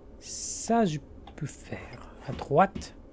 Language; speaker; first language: French; non-native, learner; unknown